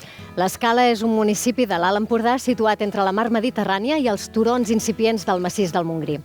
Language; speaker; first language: Catalan; native; Catalan